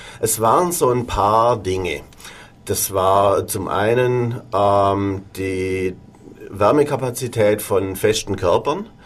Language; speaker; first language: German; native; German